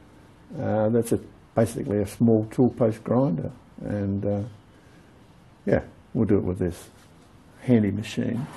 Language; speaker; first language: English; native; English